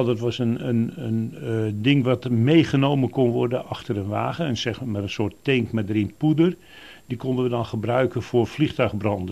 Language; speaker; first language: Dutch; native; Dutch